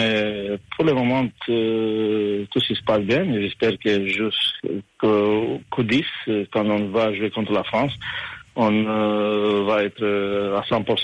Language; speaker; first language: French; non-native, fluent; Romanian